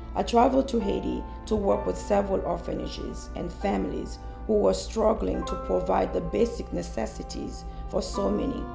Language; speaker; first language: English; early bilingual, other home language; Haitian Creole